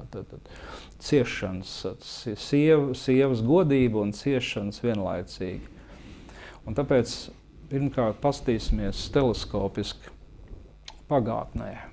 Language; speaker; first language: Latvian; native; Latvian